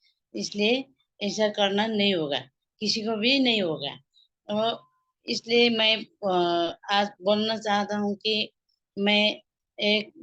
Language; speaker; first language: Hindi; non-native, learner; Nepali